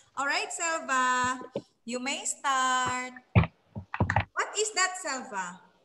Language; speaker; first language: English; non-native, fluent; Indonesian